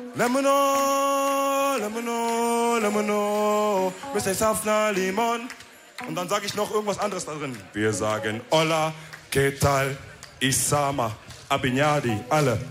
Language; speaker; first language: German; early bilingual, other home language; Wolof